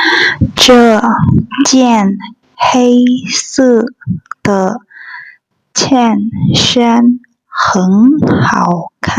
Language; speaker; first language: Chinese; non-native, fluent; Burmese